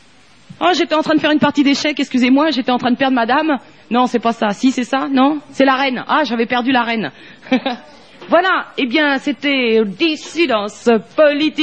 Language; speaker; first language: French; native; French